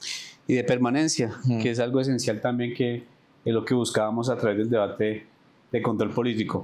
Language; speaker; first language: Spanish; native; Spanish